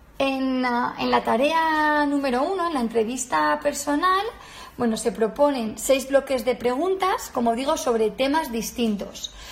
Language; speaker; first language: Spanish; native; Spanish